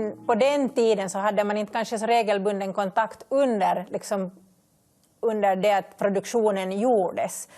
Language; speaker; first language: Swedish; native; Swedish